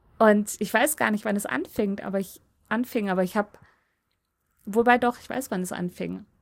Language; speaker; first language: German; early bilingual, other home language; Polish